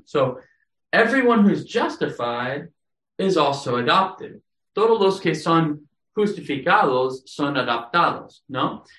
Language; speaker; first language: Spanish; non-native, fluent; English